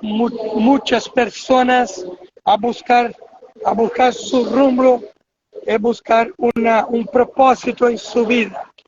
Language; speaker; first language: Spanish; non-native, fluent; Portuguese